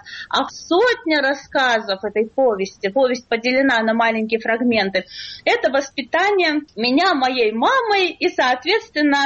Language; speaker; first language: Russian; native; Russian